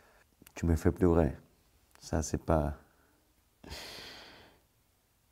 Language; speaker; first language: French; non-native, fluent; Spanish